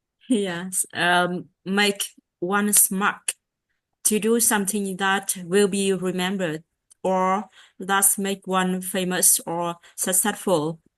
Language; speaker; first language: English; non-native, learner; Vietnamese